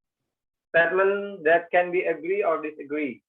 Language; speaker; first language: English; non-native, learner; Indonesian